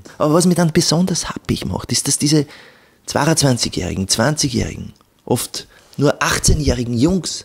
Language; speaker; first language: German; native; German